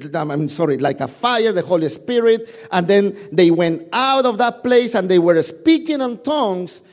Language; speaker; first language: English; non-native, fluent; Spanish